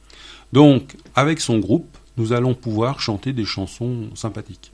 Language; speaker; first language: French; native; French